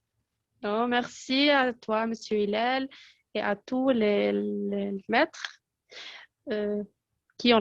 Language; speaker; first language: French; non-native, local second language; Arabic